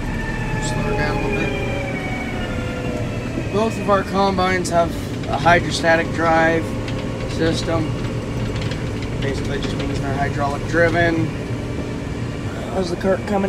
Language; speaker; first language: English; native; English